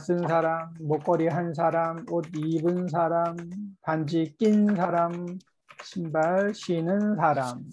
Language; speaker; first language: Korean; native; Korean